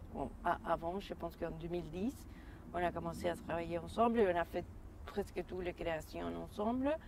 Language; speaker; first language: French; non-native, fluent; Spanish